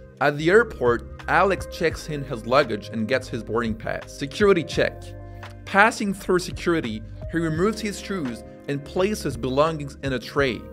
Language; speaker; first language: English; non-native, fluent; French